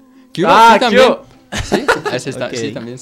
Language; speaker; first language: Spanish; non-native, fluent; English